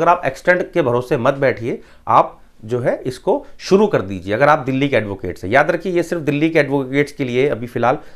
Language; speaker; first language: Hindi; native; Hindi